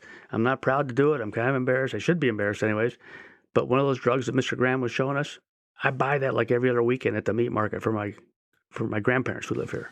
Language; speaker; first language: English; native; English